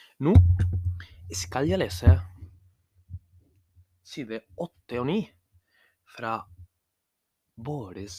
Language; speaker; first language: Norwegian; non-native, fluent; Spanish